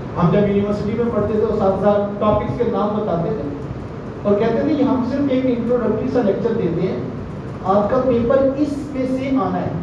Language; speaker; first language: Urdu; native; Urdu